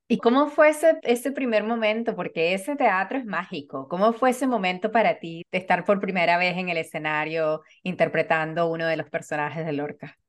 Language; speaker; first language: Spanish; native; Spanish